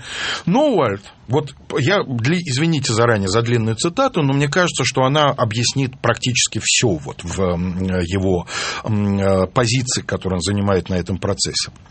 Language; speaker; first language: Russian; native; Russian